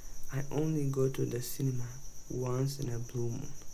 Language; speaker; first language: English; non-native, fluent; Amharic